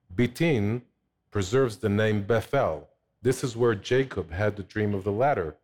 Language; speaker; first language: English; non-native, fluent; Hebrew